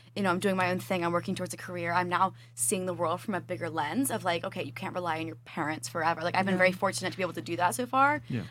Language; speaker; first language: English; native; English